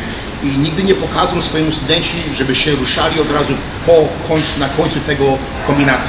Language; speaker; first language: Polish; early bilingual, heritage; Polish